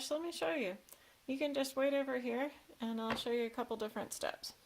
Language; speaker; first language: English; native; English